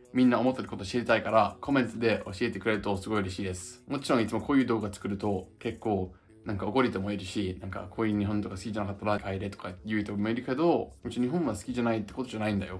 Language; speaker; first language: Japanese; non-native, fluent; English